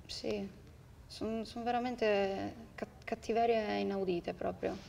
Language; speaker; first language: Italian; native; Italian